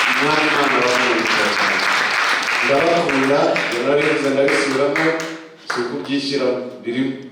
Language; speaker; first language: Kinyarwanda; early bilingual, heritage; Kinyarwanda